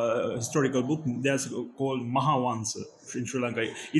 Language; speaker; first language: English; non-native, local second language; Sinhala